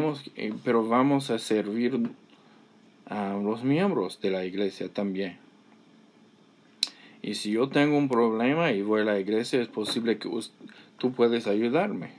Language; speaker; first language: Spanish; non-native, fluent; English